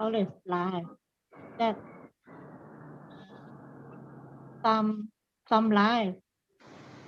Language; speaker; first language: English; non-native, learner; Thai